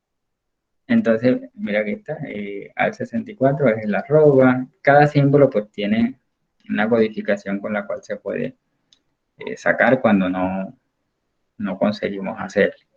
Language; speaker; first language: Spanish; native; Spanish